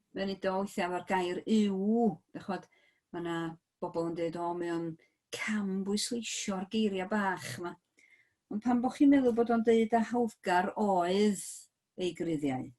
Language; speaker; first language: Welsh; native; Welsh